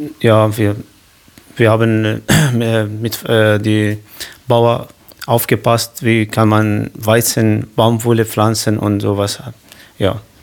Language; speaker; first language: German; non-native, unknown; Kurdish